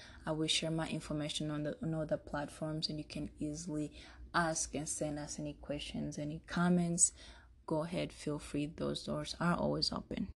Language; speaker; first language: English; non-native, local second language; Kinyarwanda